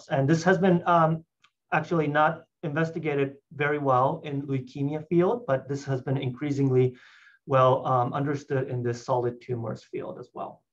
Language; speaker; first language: English; non-native, fluent; Japanese